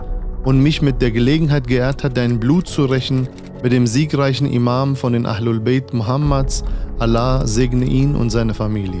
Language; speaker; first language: German; native; German